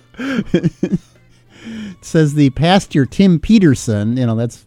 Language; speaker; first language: English; native; English